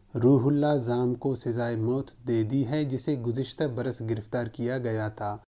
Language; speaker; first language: Urdu; non-native, local second language; Baluchi